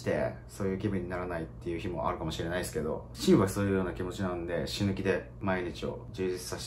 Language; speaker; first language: Japanese; native; Japanese